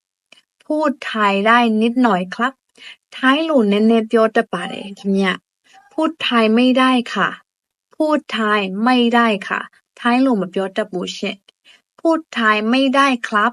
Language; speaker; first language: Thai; non-native, fluent; Burmese